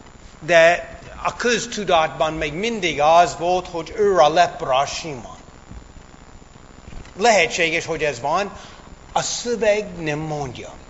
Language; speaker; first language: Hungarian; non-native, fluent; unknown